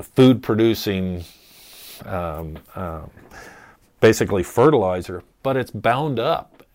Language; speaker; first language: English; native; English